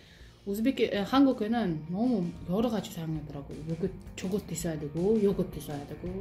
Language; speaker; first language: Korean; non-native, fluent; Uzbek